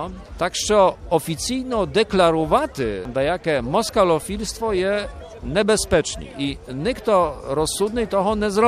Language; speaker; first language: Ukrainian; early bilingual, heritage; Rusyn